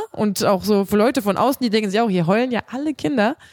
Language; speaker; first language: German; native; German